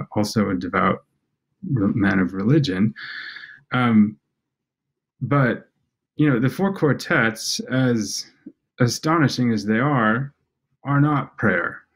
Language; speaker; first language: English; native; English